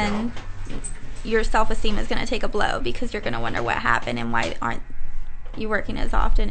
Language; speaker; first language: English; native; English